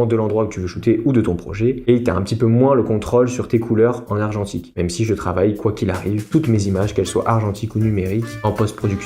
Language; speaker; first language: French; native; French